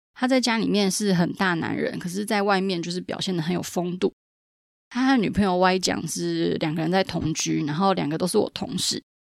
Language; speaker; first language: Chinese; native; Chinese